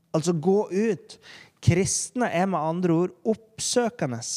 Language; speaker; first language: Norwegian; native; Norwegian